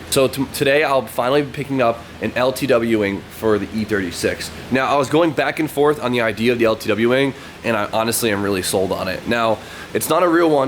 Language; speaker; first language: English; native; English